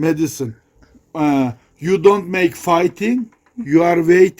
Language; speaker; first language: English; non-native, learner; Turkish